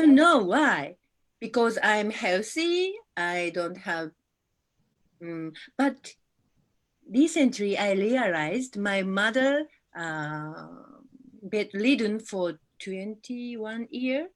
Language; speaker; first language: English; non-native, learner; Japanese